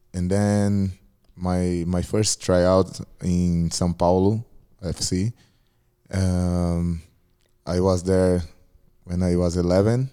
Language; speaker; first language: English; non-native, learner; Portuguese